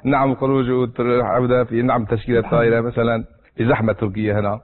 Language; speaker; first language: Arabic; non-native, learner; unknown